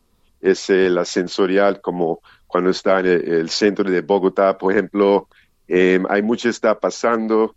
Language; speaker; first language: Spanish; non-native, learner; English